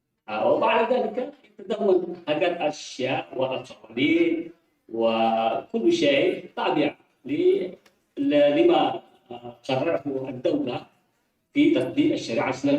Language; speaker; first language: Arabic; non-native, fluent; Indonesian